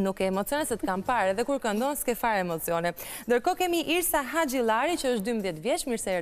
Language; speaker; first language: Albanian; native; Albanian